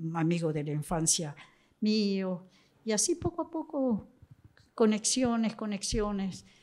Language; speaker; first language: Spanish; native; Spanish